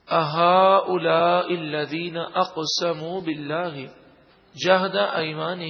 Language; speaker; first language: Urdu; native; Urdu